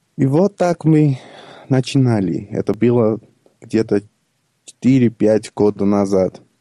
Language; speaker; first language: Russian; non-native, local second language; Armenian